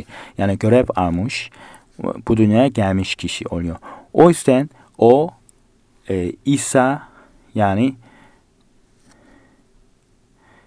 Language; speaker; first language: Turkish; non-native, fluent; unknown